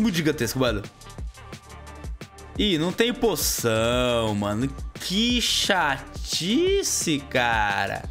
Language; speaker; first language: Portuguese; native; Portuguese